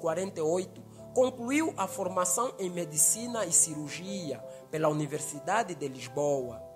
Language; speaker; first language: Portuguese; native; Portuguese